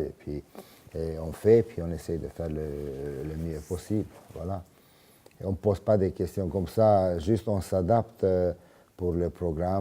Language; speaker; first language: French; non-native, fluent; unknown